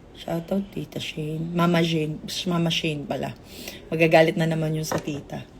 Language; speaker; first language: Filipino; native; Filipino